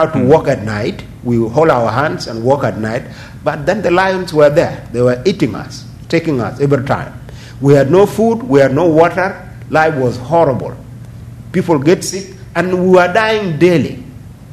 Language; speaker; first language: English; non-native, fluent; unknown